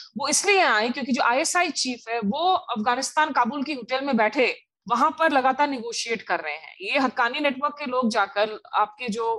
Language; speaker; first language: Hindi; native; Hindi